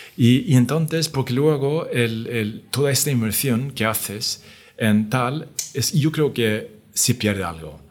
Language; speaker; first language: Spanish; non-native, fluent; Swedish